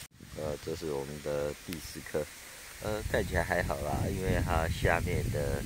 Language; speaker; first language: Chinese; native; Chinese